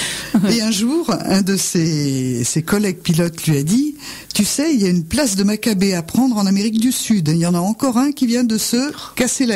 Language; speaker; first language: French; native; French